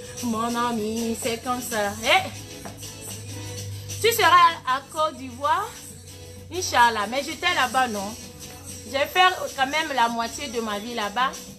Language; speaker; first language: French; non-native, local second language; Ewe